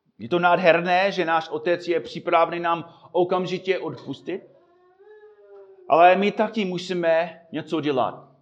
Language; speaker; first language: Czech; non-native, fluent; English